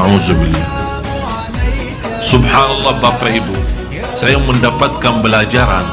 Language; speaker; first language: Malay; non-native, fluent; Arabic